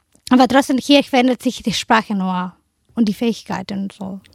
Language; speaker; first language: German; non-native, learner; Spanish